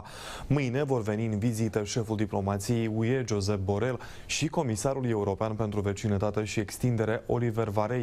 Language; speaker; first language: Romanian; native; Romanian